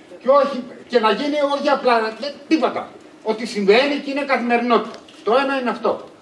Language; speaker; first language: Greek; native; Greek